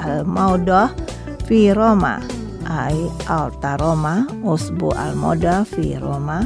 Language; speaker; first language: Arabic; non-native, fluent; Indonesian